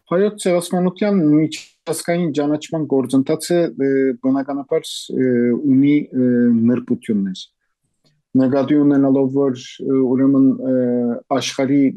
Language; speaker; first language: Armenian; early bilingual, heritage; Armenian